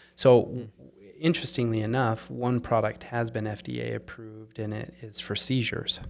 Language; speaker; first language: English; native; English